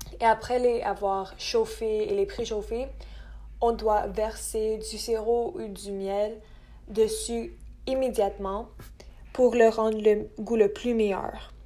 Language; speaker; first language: French; non-native, local second language; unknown